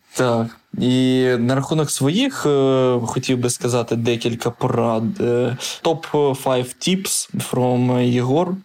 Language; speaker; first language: Ukrainian; non-native, local second language; Russian